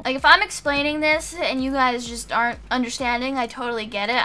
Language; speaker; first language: English; native; English